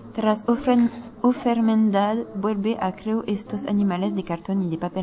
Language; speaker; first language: Spanish; non-native, learner; French